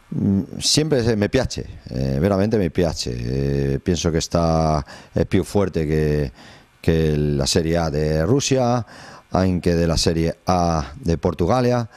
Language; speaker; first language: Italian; non-native, learner; Spanish